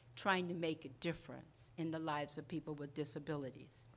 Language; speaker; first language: English; non-native, fluent; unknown